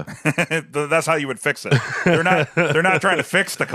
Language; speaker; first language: English; native; English